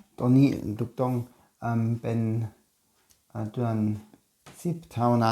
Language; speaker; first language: Thai; non-native, learner; German